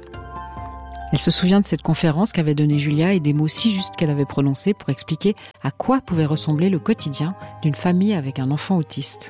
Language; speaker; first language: French; native; French